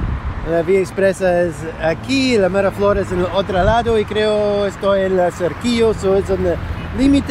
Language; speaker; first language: Spanish; non-native, learner; English